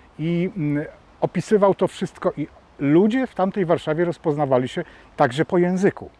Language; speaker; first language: Polish; native; Polish